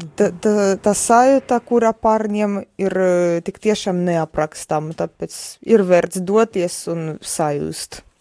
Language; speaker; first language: Latvian; non-native, fluent; Polish